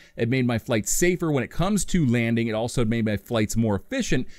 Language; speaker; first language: English; native; English